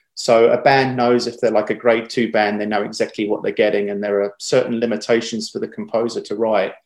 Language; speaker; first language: English; native; English